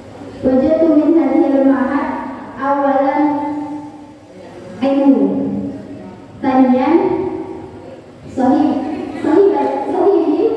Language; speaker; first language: Arabic; non-native, learner; Indonesian